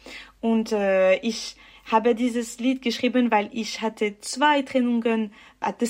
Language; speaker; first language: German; non-native, local second language; French